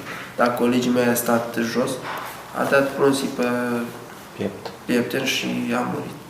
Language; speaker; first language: Romanian; non-native, learner; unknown